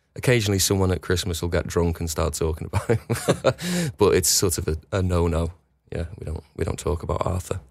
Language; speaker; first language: English; native; English